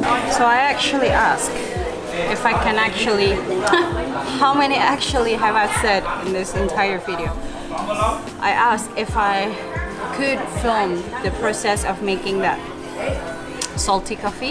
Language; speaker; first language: English; non-native, fluent; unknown